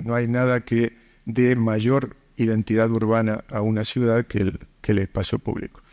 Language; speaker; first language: Spanish; native; Spanish